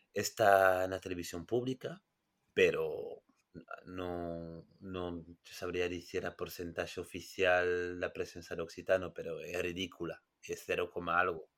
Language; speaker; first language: Galician; non-native, fluent; French